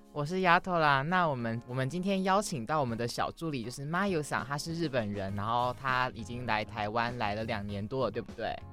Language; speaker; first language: Chinese; native; Chinese